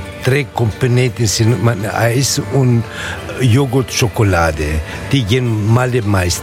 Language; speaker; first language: German; non-native, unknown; Italian